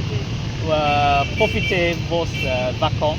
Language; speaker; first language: French; non-native, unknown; Vietnamese